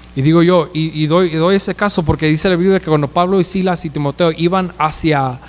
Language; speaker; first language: Spanish; early bilingual, heritage; Spanish